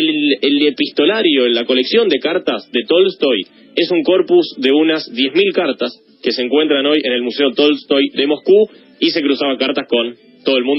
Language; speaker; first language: Spanish; native; Spanish